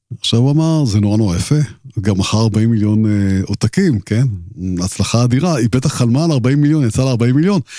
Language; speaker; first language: Hebrew; native; Hebrew